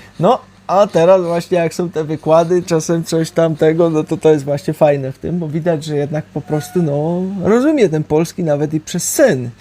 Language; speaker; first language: Polish; early bilingual, heritage; Polish